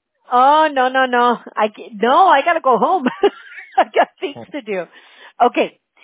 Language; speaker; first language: English; early bilingual, other home language; Spanish